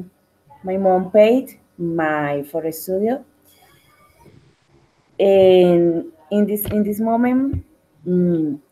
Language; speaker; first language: English; non-native, learner; Spanish